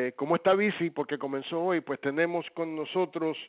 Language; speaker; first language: Spanish; early bilingual, heritage; Spanish